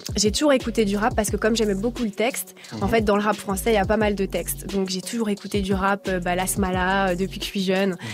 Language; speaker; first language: French; native; French